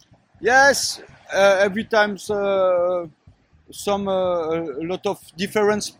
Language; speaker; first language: English; non-native, learner; French